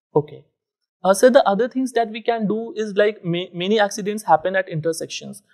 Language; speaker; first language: English; non-native, local second language; Hindi